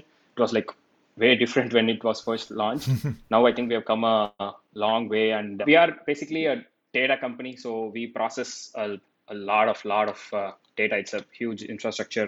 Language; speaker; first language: English; non-native, local second language; Tamil